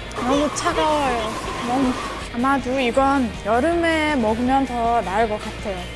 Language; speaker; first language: Korean; non-native, fluent; German